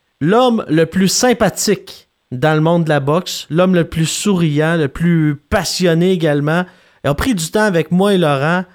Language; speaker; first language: French; native; French